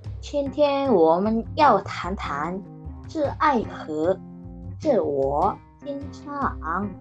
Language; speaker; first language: Chinese; non-native, learner; Indonesian